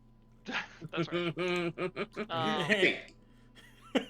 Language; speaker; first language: English; native; English